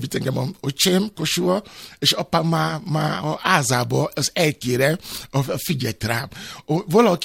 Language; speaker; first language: Hungarian; non-native, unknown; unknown